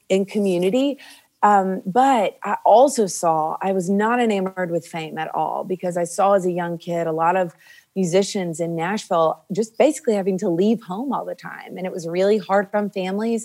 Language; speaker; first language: English; native; English